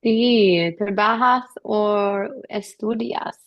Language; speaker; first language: Spanish; non-native, learner; English